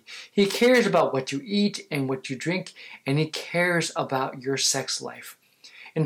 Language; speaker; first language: English; native; English